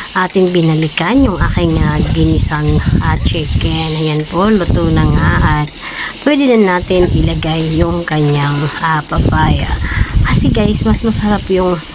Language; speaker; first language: Filipino; non-native, local second language; Bikol